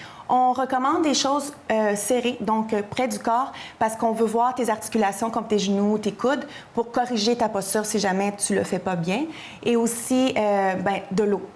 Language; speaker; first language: French; native; French